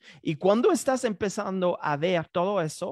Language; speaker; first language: Spanish; non-native, fluent; French